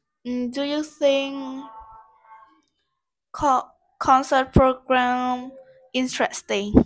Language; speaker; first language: English; non-native, learner; Vietnamese